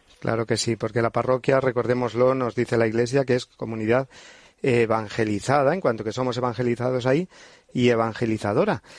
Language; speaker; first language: Spanish; native; Spanish